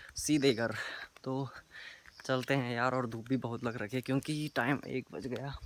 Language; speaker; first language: Hindi; native; Hindi